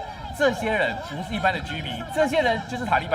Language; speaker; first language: Chinese; native; Chinese